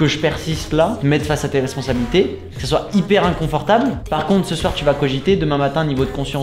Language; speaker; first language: French; native; French